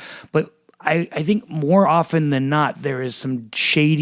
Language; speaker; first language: English; native; English